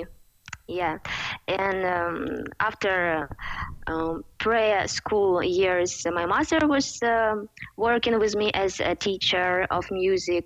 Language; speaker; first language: English; non-native, fluent; Ukrainian